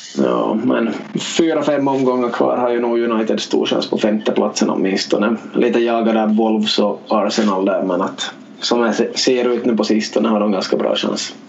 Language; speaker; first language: Swedish; native; Swedish